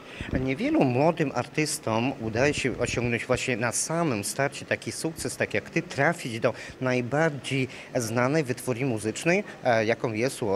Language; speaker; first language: Polish; native; Polish